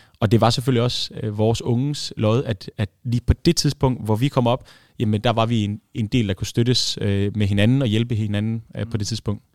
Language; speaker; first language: Danish; early bilingual, other home language; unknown